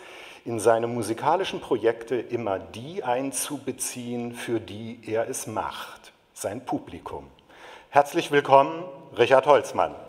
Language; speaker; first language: German; native; German